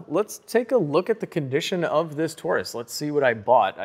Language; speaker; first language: English; native; English